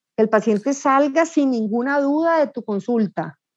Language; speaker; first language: Spanish; native; Spanish